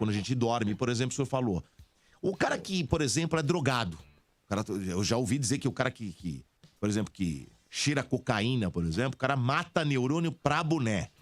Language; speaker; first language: Portuguese; native; Portuguese